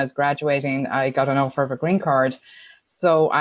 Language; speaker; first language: English; native; English